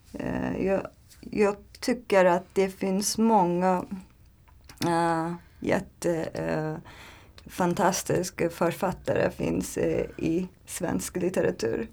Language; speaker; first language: Swedish; non-native, learner; Turkish